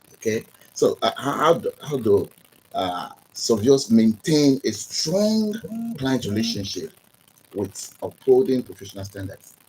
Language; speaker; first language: English; non-native, local second language; Yoruba